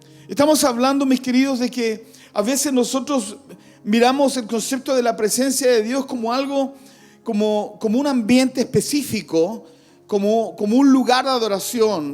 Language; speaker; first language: Spanish; native; Spanish